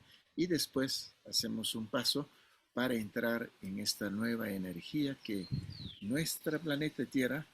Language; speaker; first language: Spanish; non-native, fluent; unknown